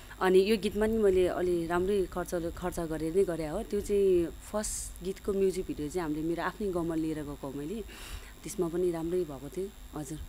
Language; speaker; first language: Nepali; non-native, local second language; Sherpa